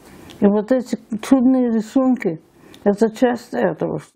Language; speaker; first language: Russian; early bilingual, heritage; Russian